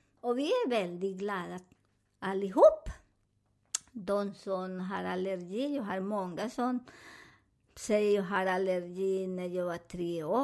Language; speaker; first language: Swedish; non-native, fluent; Spanish